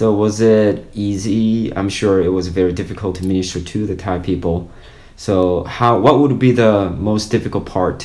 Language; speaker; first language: English; non-native, fluent; Korean